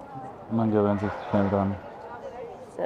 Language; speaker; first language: German; non-native, fluent; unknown